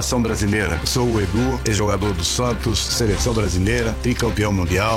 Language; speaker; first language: Portuguese; native; Portuguese